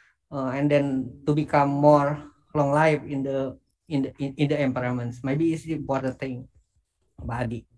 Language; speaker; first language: English; non-native, learner; Indonesian